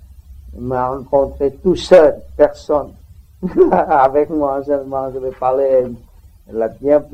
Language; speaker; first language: French; non-native, learner; Vietnamese